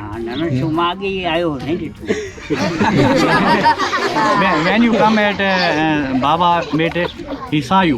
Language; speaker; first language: English; non-native, learner; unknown